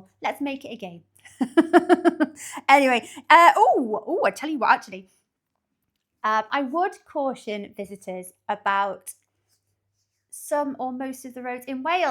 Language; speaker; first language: English; native; English